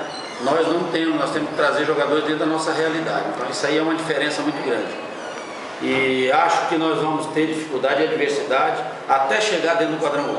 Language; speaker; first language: Portuguese; native; Portuguese